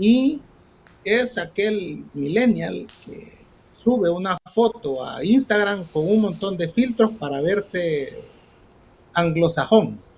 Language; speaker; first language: Spanish; native; Spanish